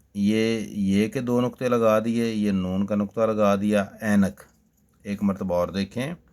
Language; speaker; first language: Urdu; native; Urdu